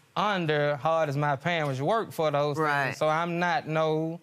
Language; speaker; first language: English; native; English